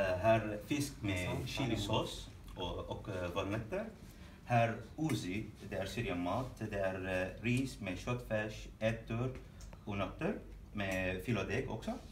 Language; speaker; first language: Swedish; non-native, learner; Arabic